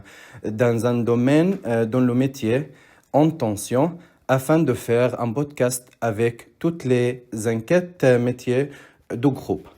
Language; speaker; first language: French; non-native, learner; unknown